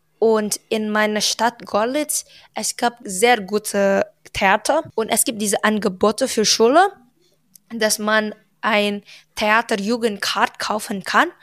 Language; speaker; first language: German; non-native, learner; Indonesian